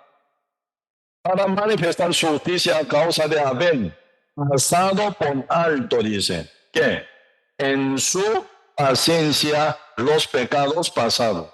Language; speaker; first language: Spanish; non-native, learner; Korean